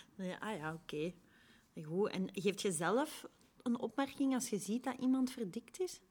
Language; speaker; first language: Dutch; native; Dutch